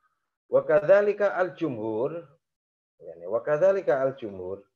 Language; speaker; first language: Arabic; non-native, fluent; Indonesian